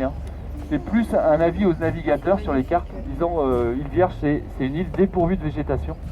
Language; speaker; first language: French; native; French